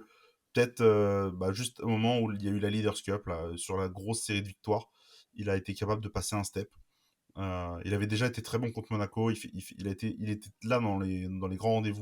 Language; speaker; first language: French; native; French